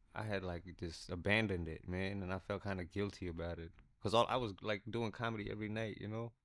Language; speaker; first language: English; early bilingual, other home language; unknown